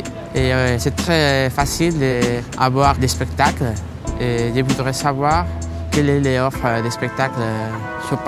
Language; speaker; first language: French; non-native, fluent; Spanish